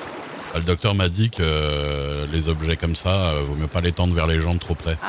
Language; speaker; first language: French; native; French